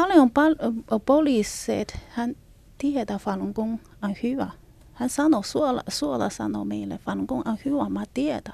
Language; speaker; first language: Finnish; non-native, learner; Chinese